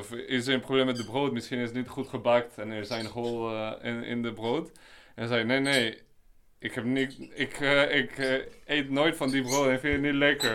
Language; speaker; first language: Dutch; non-native, learner; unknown